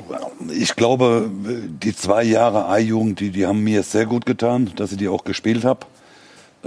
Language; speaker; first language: German; native; German